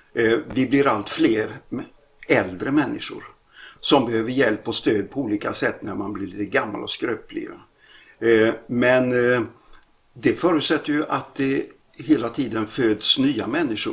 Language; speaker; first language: Swedish; native; Swedish